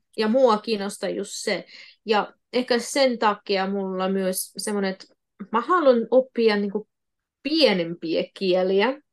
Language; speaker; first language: Finnish; non-native, fluent; Russian